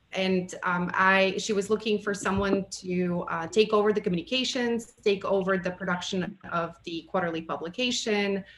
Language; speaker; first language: English; non-native, fluent; Bulgarian